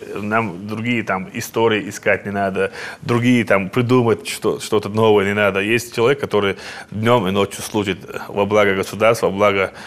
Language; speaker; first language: Russian; non-native, local second language; Chechen